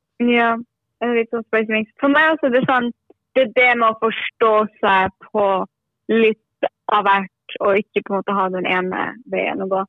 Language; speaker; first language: Norwegian; native; Norwegian